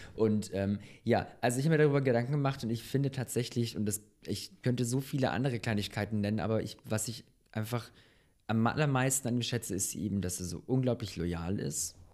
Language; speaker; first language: German; early bilingual, other home language; Bosnian